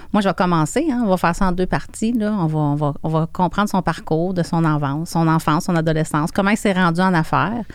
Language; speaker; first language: French; native; French